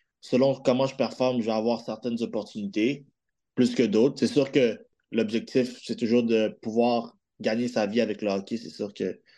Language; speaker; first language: French; native; French